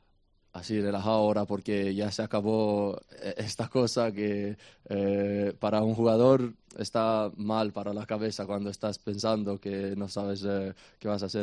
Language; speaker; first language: Spanish; non-native, fluent; Romanian